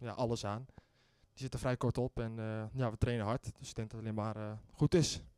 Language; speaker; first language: Dutch; native; Dutch